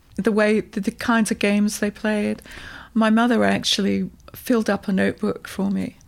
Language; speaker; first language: English; native; English